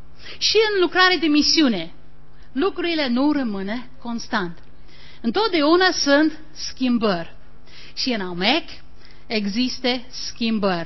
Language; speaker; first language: Romanian; non-native, learner; English